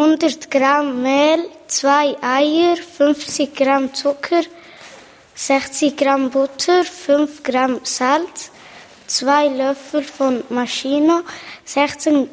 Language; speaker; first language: German; early bilingual, other home language; Italian